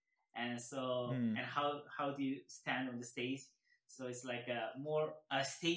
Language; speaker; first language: English; non-native, learner; Korean